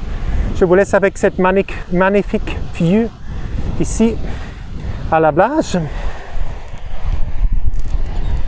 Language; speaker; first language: French; non-native, learner; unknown